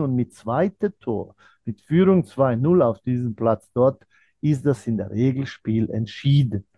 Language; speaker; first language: German; non-native, fluent; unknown